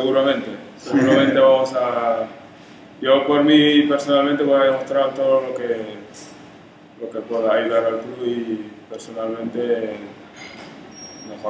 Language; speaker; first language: Spanish; non-native, fluent; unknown